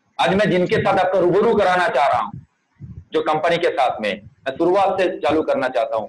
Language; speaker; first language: Hindi; non-native, local second language; Bangla